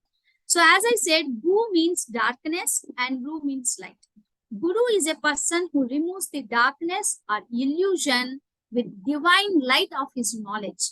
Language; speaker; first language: English; non-native, local second language; Telugu